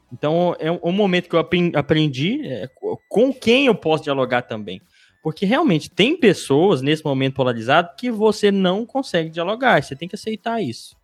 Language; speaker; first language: Portuguese; native; Portuguese